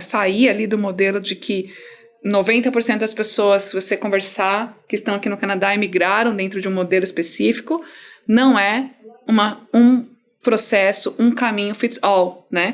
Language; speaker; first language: Portuguese; native; Portuguese